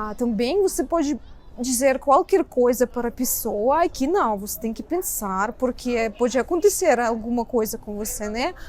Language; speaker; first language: Portuguese; non-native, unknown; Russian